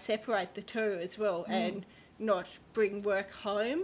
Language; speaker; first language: English; native; English